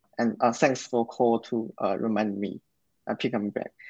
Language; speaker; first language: English; non-native, learner; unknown